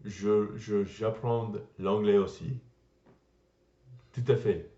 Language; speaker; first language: French; non-native, learner; English